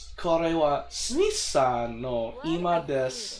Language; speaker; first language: Japanese; non-native, learner; English